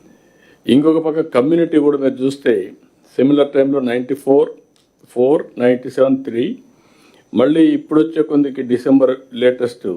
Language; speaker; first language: Telugu; native; Telugu